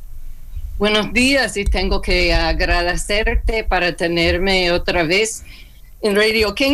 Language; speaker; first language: Spanish; non-native, learner; English